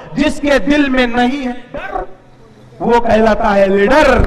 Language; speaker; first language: Hindi; non-native, local second language; Marathi